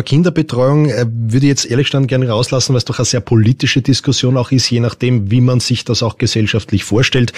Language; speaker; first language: German; native; German